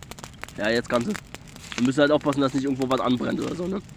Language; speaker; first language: German; native; German